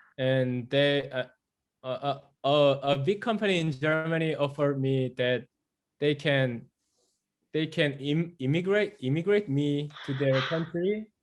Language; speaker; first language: English; non-native, fluent; Korean